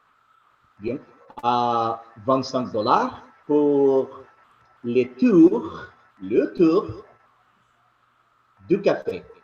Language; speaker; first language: French; non-native, learner; Spanish